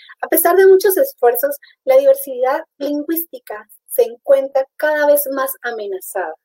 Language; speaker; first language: Spanish; native; Spanish